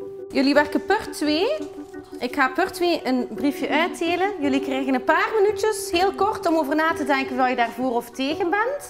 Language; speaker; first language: Dutch; native; Dutch